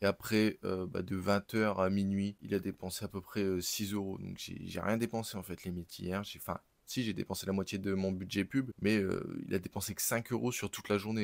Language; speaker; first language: French; native; French